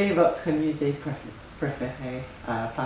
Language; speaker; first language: French; non-native, fluent; English